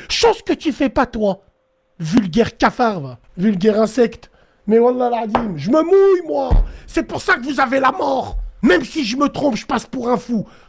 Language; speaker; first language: French; native; French